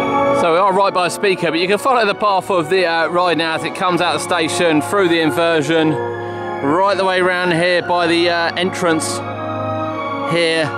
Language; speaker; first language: English; native; English